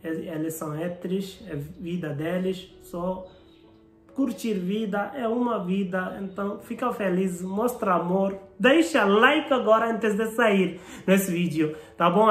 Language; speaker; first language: Portuguese; non-native, learner; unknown